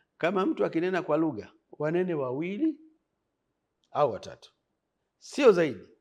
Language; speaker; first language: Swahili; native; Swahili